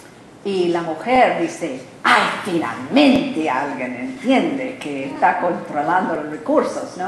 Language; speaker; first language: Spanish; non-native, learner; English